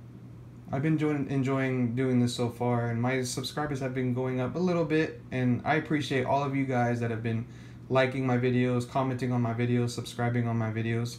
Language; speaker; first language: English; native; English